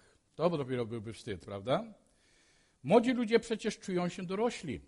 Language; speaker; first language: Polish; native; Polish